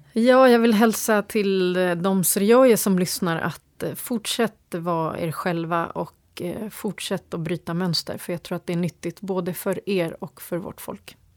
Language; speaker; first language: Swedish; early bilingual, other home language; Turoyo